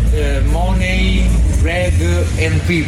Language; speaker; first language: English; non-native, learner; Italian